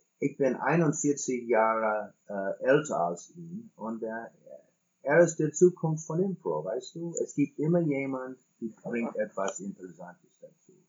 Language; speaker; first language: German; non-native, fluent; English